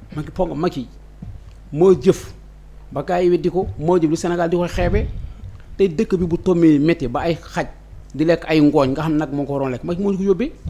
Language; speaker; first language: Wolof; non-native, local second language; Fula